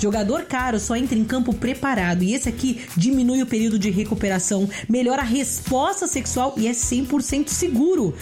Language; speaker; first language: Portuguese; native; Portuguese